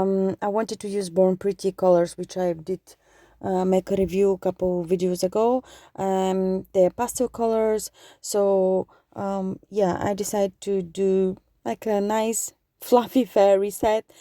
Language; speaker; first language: English; non-native, fluent; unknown